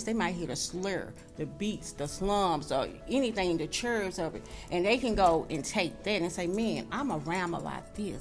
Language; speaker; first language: English; native; English